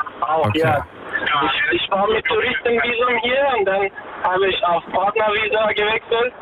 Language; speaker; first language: German; early bilingual, other home language; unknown